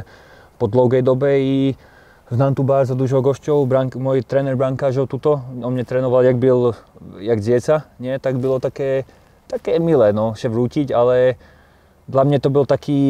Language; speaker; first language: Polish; non-native, learner; Slovak